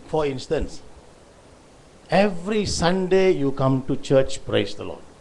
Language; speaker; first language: English; non-native, local second language; Tamil